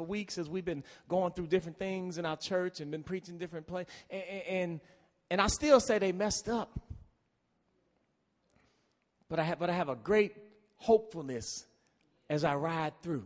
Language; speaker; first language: English; native; English